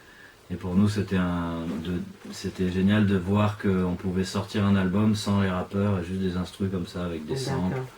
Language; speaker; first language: French; native; French